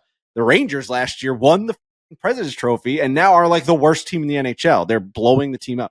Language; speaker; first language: English; native; English